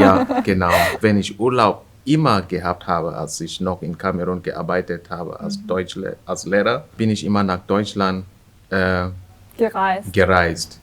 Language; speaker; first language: German; non-native, fluent; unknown